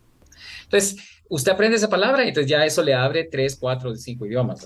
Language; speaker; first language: Spanish; native; Spanish